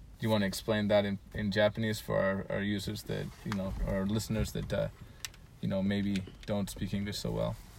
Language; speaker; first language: English; native; English